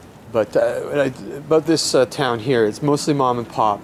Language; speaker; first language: English; native; English